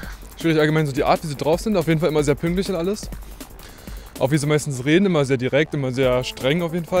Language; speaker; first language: German; early bilingual, other home language; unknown